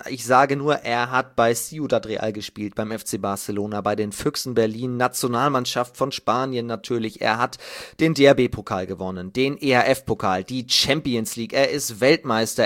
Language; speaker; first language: German; native; German